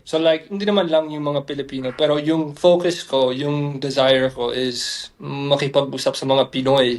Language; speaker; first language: Filipino; non-native, fluent; English